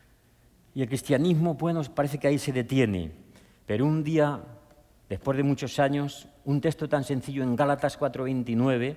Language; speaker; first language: Spanish; native; Spanish